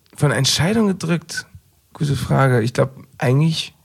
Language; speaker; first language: German; early bilingual, heritage; German